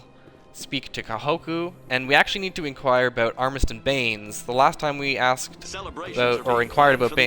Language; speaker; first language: English; native; English